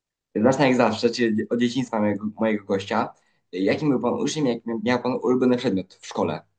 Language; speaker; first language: Polish; native; Polish